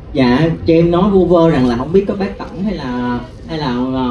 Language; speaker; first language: Thai; non-native, fluent; Vietnamese